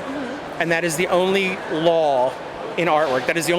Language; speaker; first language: English; native; English